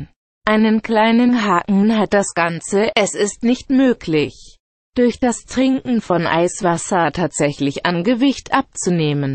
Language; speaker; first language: German; native; German